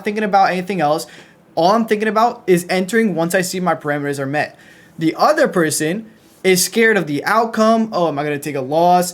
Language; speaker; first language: English; native; English